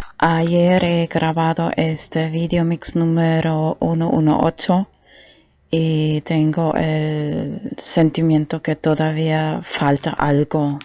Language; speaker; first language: Spanish; non-native, fluent; German